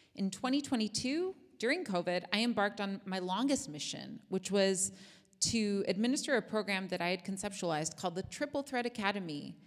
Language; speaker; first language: English; native; English